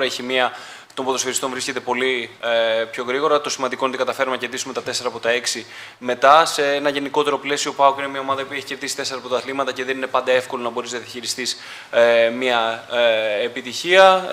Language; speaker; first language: Greek; native; Greek